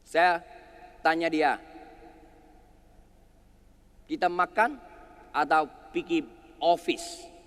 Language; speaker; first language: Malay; non-native, learner; Chinese